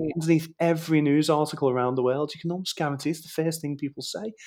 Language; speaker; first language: English; native; English